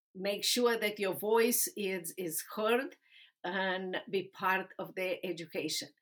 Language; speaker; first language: English; non-native, fluent; Romanian